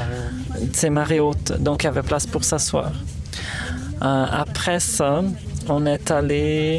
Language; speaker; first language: French; non-native, fluent; Portuguese